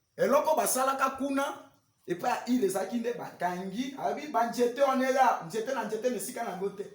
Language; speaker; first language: Lingala; native; Lingala